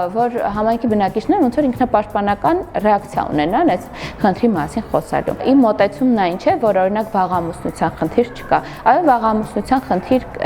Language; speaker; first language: Armenian; non-native, local second language; Kurdish